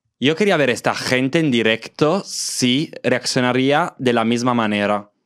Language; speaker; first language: Spanish; non-native, fluent; Italian